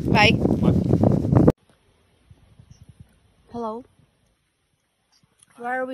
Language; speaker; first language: English; non-native, local second language; Filipino